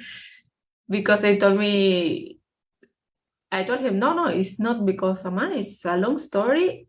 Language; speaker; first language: English; non-native, fluent; Spanish